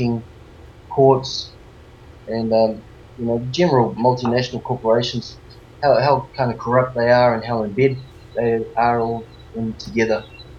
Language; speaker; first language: English; native; English